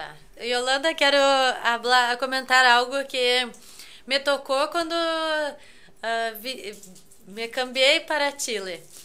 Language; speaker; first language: Spanish; non-native, fluent; Portuguese